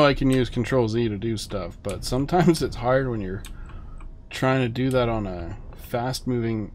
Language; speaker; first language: English; native; English